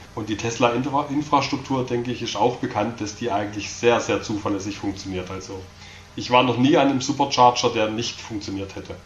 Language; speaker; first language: German; native; German